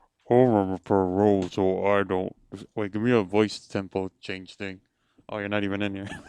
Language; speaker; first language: English; native; English